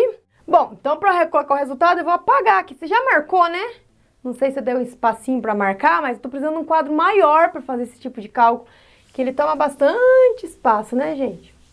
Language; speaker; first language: Portuguese; native; Portuguese